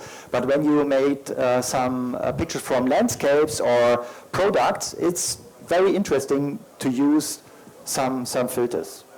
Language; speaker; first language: English; non-native, learner; German